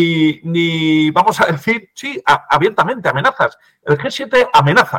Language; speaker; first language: Spanish; native; Spanish